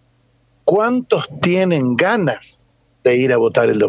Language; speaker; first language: Spanish; native; Spanish